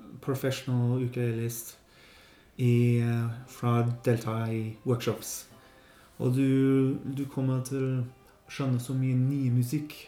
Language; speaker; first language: Norwegian; non-native, learner; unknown